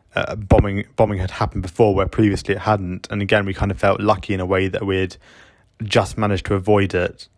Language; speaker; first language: English; native; English